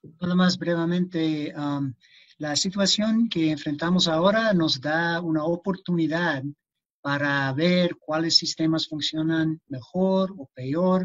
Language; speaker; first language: Spanish; non-native, fluent; English